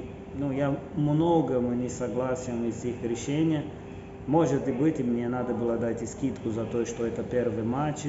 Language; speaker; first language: Russian; non-native, fluent; Portuguese